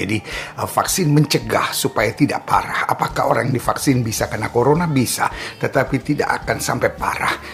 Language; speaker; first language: Indonesian; native; Indonesian